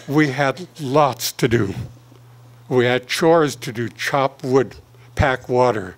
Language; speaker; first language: English; native; English